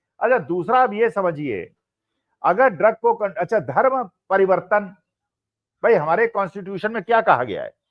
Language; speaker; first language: Hindi; native; Hindi